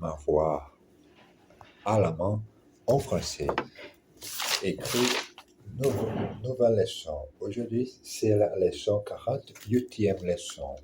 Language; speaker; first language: French; non-native, learner; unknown